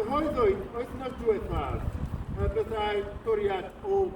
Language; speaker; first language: Welsh; non-native, fluent; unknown